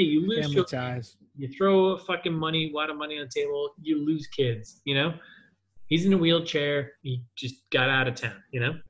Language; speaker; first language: English; native; English